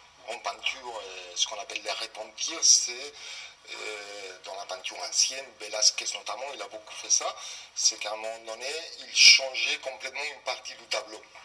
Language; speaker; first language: French; non-native, fluent; Spanish